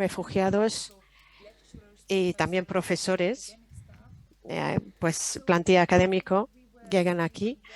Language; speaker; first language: Spanish; non-native, fluent; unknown